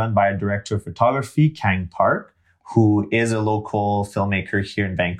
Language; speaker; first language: English; non-native, fluent; French